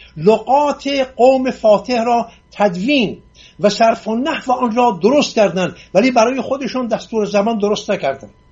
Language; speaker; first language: Persian; non-native, local second language; Assyrian Neo-Aramaic